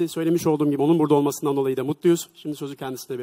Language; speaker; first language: Turkish; native; Turkish